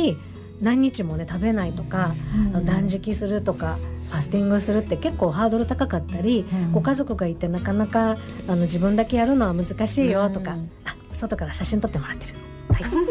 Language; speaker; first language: Japanese; native; Japanese